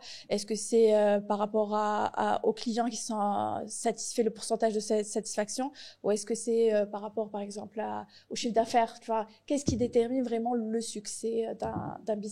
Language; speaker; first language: French; native; French